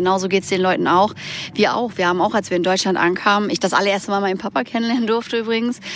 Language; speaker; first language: German; early bilingual, other home language; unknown